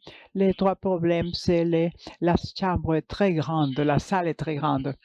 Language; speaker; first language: French; non-native, learner; English